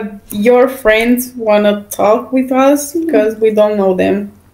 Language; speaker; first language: English; non-native, learner; Romanian